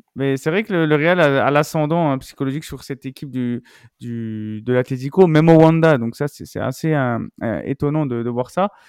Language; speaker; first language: French; native; French